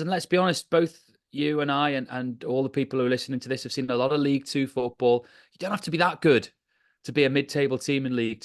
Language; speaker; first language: English; native; English